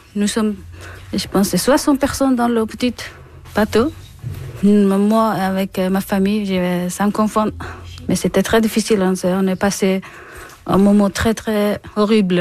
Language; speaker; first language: French; non-native, learner; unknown